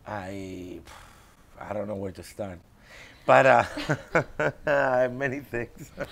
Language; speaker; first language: English; non-native, fluent; Spanish